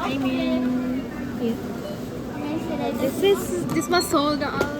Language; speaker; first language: English; non-native, learner; Korean